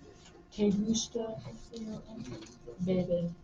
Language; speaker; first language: Spanish; non-native, learner; English